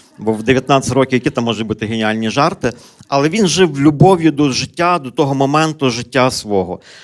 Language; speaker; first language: Ukrainian; native; Ukrainian